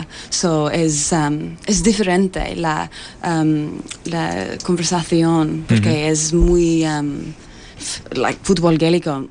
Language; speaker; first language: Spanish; non-native, learner; English